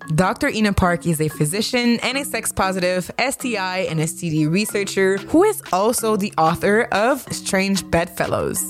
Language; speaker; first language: English; native; English